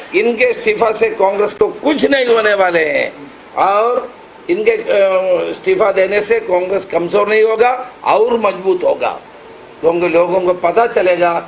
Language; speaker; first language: Hindi; non-native, local second language; Marathi